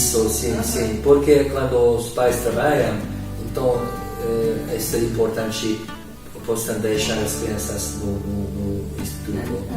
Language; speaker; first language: Portuguese; non-native, learner; Hungarian